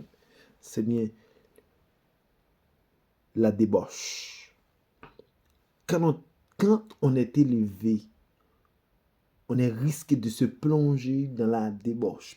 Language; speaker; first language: French; non-native, local second language; Haitian Creole